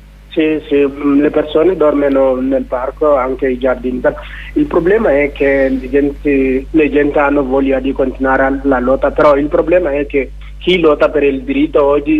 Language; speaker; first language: Italian; non-native, learner; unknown